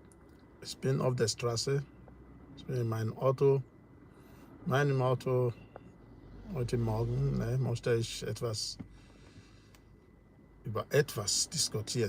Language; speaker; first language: German; non-native, learner; English